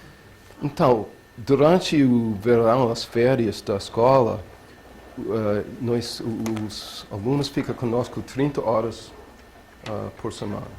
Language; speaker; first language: Portuguese; non-native, learner; English